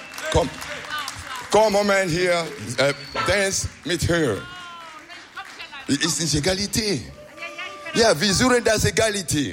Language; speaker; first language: German; non-native, learner; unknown